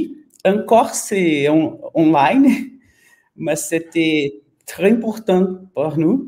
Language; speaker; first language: French; non-native, learner; Portuguese